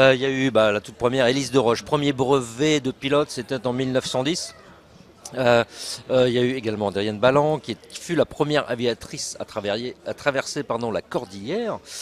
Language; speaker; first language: French; native; French